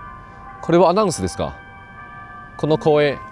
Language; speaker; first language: Japanese; non-native, learner; Chinese